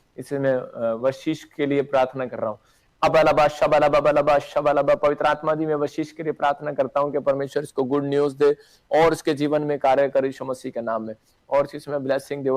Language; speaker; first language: Hindi; non-native, local second language; Punjabi